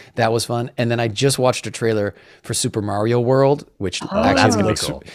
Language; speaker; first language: English; native; English